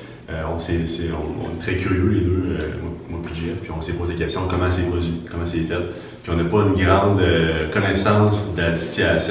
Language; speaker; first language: French; native; French